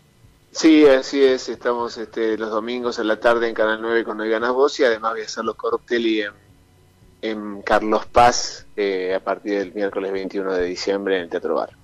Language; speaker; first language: Spanish; native; Spanish